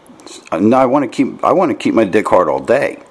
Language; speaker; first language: English; native; English